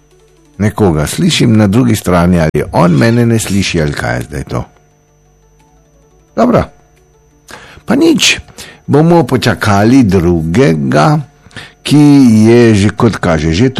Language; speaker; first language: Slovenian; native; Slovenian